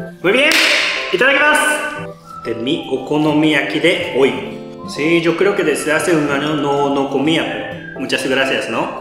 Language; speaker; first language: Spanish; non-native, learner; Japanese